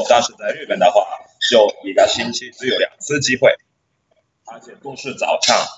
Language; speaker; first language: Chinese; non-native, fluent; Japanese